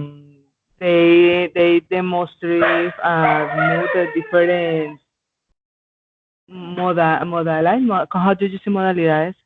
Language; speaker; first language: English; non-native, learner; Spanish